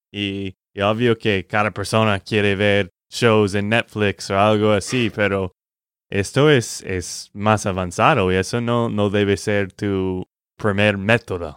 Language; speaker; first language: Spanish; non-native, fluent; English